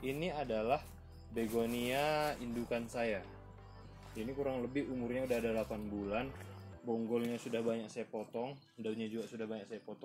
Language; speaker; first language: Indonesian; native; Indonesian